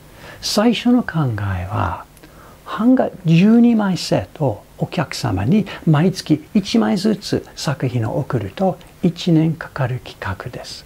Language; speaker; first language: Japanese; non-native, fluent; English